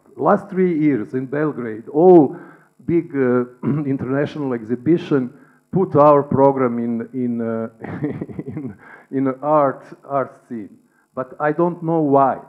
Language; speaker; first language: English; non-native, learner; Serbian